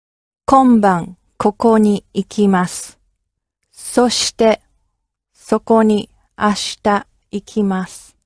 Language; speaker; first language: Japanese; non-native, learner; English